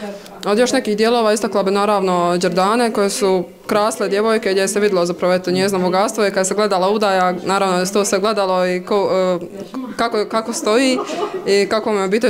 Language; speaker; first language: Bosnian; native; Bosnian